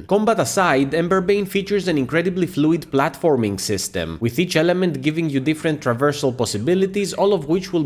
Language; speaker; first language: English; native; English